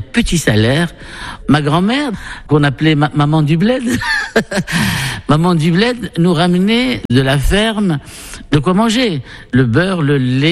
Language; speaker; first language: French; non-native, local second language; Arabic